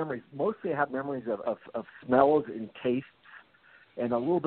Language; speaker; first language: English; early bilingual, other home language; Japanese